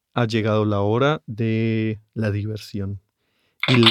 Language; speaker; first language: Spanish; native; Spanish